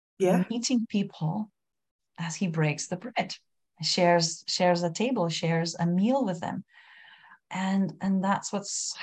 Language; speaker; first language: English; non-native, fluent; Lithuanian